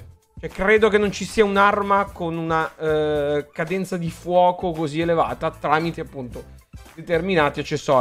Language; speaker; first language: Italian; native; Italian